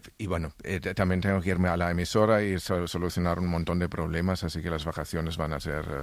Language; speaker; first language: Spanish; non-native, fluent; German